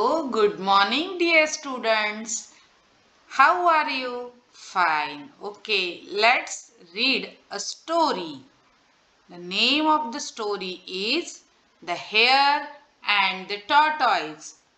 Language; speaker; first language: English; non-native, local second language; Marathi